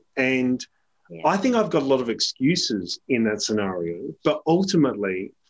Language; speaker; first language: English; native; English